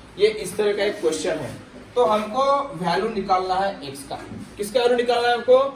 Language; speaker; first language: Hindi; non-native, local second language; Marathi